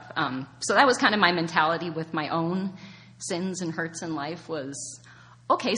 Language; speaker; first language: English; native; English